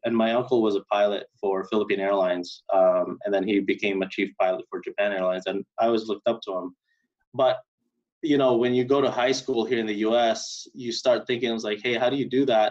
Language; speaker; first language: English; early bilingual, other home language; Cebuano